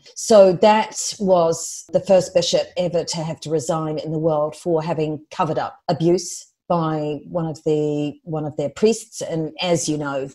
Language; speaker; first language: English; native; English